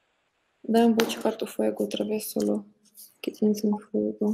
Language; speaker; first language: Spanish; non-native, fluent; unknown